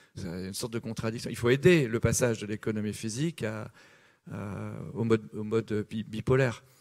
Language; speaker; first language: French; native; French